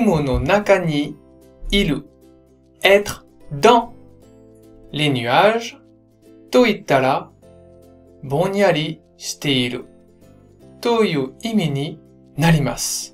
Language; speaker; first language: Japanese; non-native, fluent; French